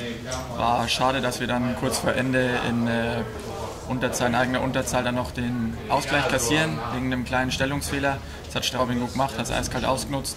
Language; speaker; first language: German; native; German